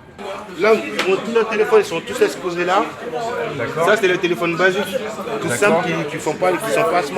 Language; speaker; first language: French; native; French